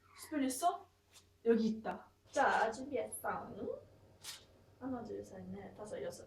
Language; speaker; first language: Korean; non-native, learner; English